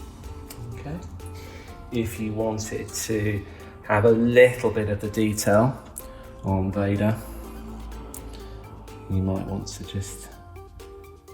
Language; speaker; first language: English; native; English